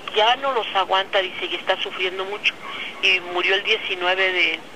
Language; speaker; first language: Spanish; native; Spanish